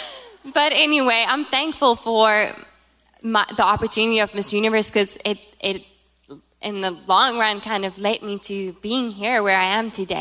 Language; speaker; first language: English; non-native, local second language; Afrikaans